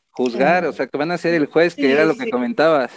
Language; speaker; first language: Spanish; native; Spanish